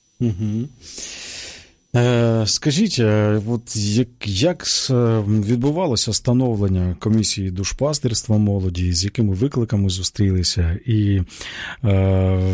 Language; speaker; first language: Ukrainian; native; Ukrainian